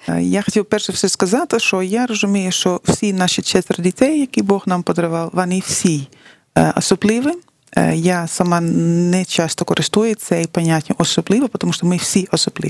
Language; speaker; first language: Ukrainian; non-native, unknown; Dutch